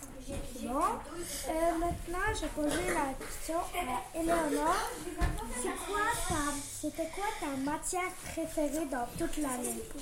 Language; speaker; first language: French; native; French